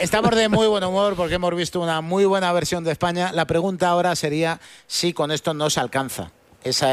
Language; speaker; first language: Spanish; native; Spanish